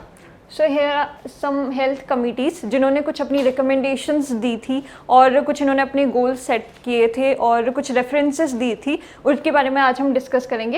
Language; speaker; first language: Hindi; native; Hindi